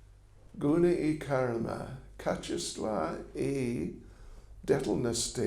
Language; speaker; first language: Russian; non-native, learner; English